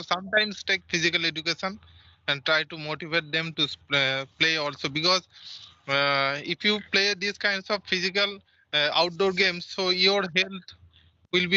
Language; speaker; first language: English; non-native, local second language; Santali